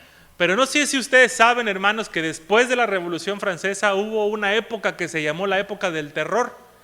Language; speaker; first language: Spanish; native; Spanish